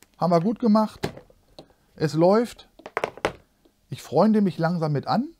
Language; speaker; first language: German; native; German